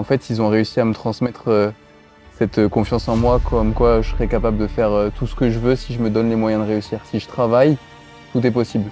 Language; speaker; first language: French; native; French